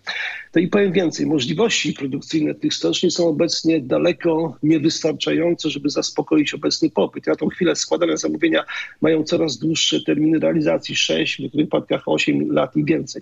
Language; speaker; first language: Polish; native; Polish